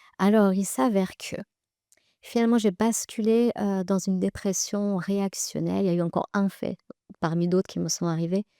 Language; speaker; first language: French; early bilingual, other home language; Persian